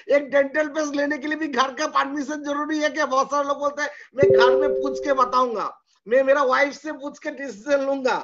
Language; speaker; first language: Hindi; non-native, local second language; Bangla